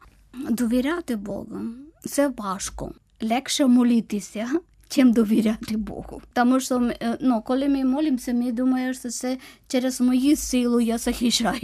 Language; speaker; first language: Ukrainian; non-native, learner; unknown